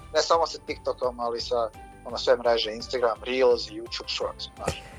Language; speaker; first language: Serbian; early bilingual, heritage; Serbian